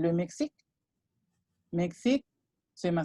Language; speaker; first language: French; non-native, fluent; Spanish